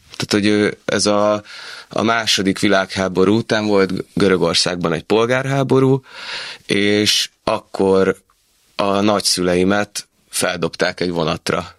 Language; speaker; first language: Hungarian; native; Hungarian